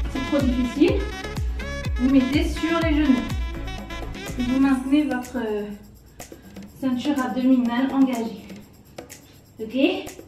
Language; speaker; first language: French; native; French